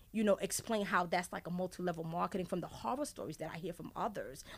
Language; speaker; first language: English; early bilingual, other home language; Haitian Creole